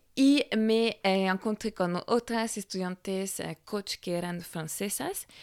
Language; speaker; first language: Spanish; non-native, fluent; French